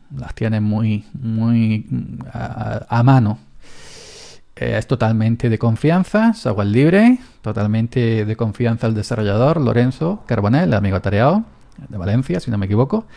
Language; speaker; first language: Spanish; native; Spanish